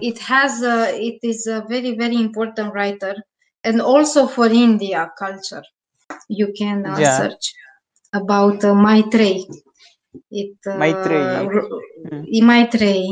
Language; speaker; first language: English; non-native, learner; Romanian